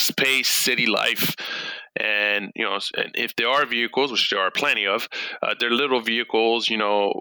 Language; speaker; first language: English; early bilingual, other home language; French